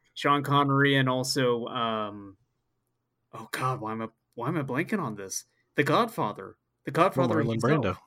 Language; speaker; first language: English; native; English